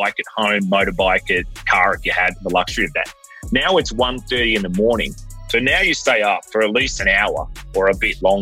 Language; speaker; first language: English; native; English